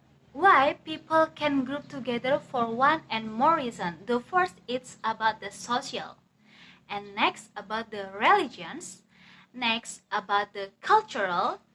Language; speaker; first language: English; non-native, learner; Indonesian